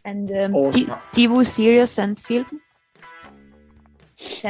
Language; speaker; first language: English; non-native, fluent; Italian